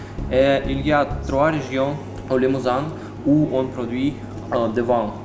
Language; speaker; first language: French; non-native, learner; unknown